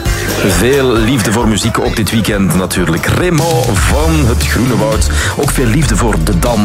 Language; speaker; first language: Dutch; native; Dutch